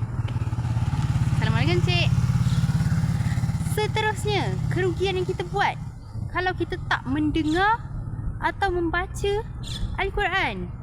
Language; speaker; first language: Malay; native; Malay